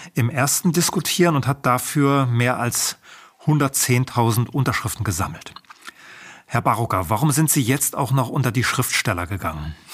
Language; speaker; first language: German; native; German